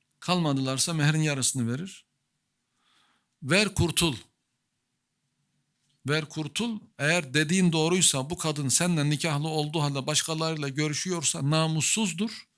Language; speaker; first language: Turkish; native; Turkish